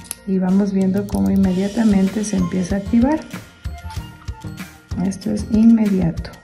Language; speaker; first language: Spanish; native; Spanish